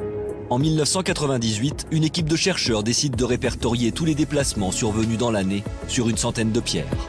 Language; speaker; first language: French; native; French